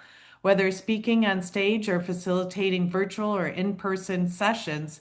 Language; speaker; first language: English; native; English